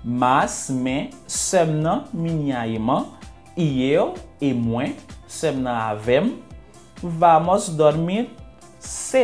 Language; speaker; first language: Portuguese; non-native, fluent; Haitian Creole